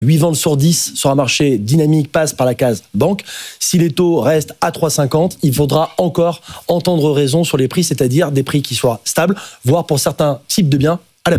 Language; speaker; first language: French; native; French